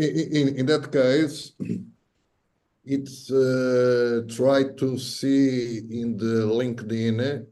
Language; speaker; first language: English; non-native, fluent; Portuguese